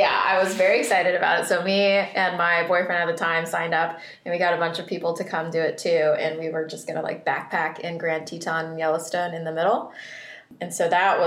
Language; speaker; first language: English; early bilingual, other home language; Vietnamese